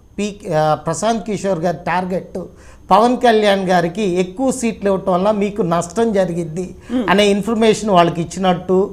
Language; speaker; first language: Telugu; native; Telugu